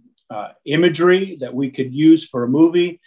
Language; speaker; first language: English; native; English